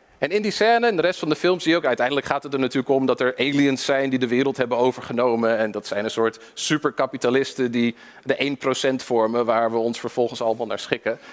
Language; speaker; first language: Dutch; early bilingual, other home language; English